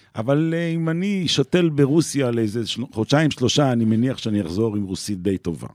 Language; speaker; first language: Hebrew; native; Hebrew